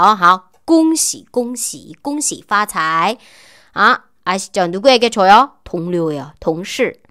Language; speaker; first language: Korean; non-native, fluent; Chinese